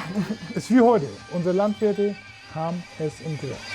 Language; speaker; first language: German; native; German